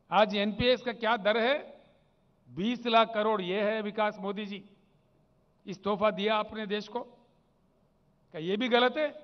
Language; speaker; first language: Hindi; non-native, local second language; Telugu